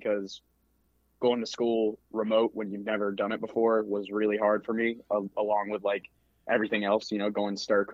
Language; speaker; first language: English; native; English